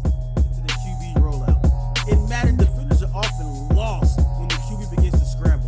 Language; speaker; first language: English; native; English